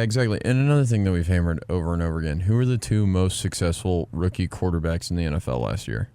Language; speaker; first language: English; native; English